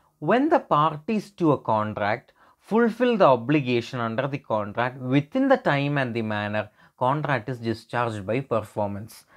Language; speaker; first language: English; non-native, local second language; Malayalam